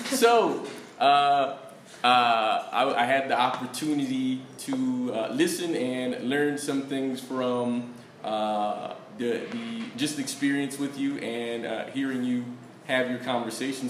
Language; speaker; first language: English; native; English